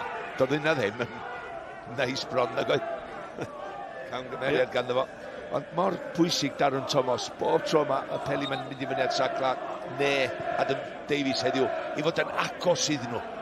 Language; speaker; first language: Welsh; native; Welsh